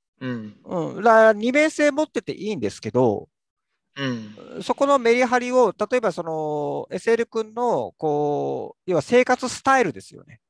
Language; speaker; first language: Japanese; native; Japanese